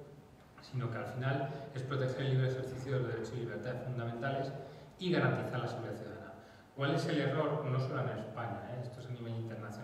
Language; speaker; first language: Spanish; native; Spanish